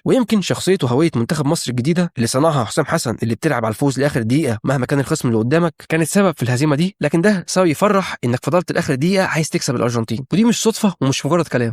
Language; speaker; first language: Arabic; native; Arabic